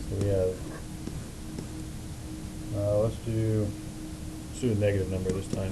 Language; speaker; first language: English; native; English